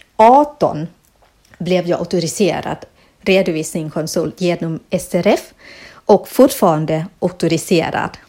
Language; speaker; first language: Swedish; non-native, fluent; Thai